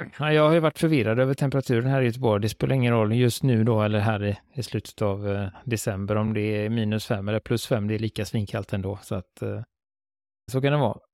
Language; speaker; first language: Swedish; native; Swedish